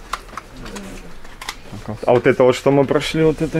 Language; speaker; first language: Russian; native; Russian